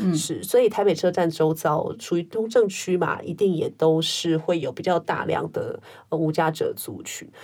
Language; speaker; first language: Chinese; non-native, local second language; Min Nan Chinese